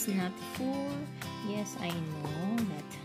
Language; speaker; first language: English; non-native, local second language; Filipino